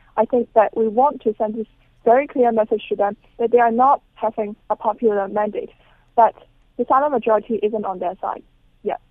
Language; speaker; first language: English; non-native, local second language; Cantonese